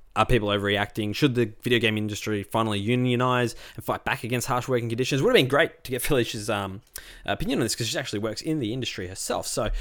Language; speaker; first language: English; native; English